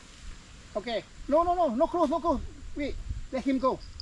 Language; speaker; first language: English; non-native, local second language; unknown